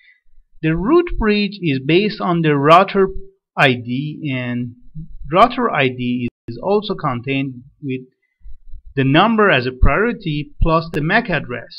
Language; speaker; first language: English; non-native, fluent; Persian